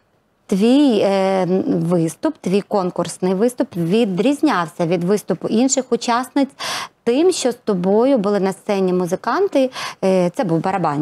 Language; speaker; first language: Ukrainian; native; Ukrainian